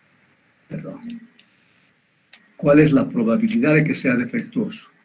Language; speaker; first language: Spanish; native; Spanish